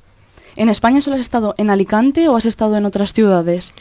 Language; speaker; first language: Spanish; native; Spanish